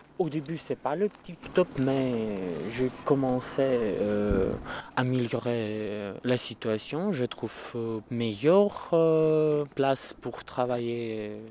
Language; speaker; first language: French; non-native, learner; Russian